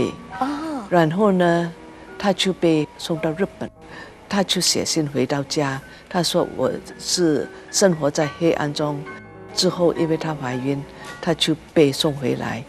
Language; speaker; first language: Chinese; early bilingual, heritage; Chinese